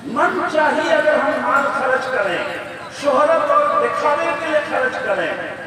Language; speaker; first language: Urdu; non-native, local second language; Bangla